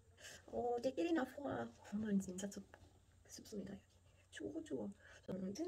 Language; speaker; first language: Korean; non-native, fluent; Portuguese